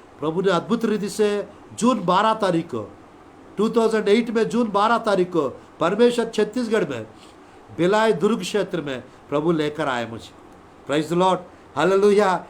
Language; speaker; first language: Hindi; non-native, local second language; Telugu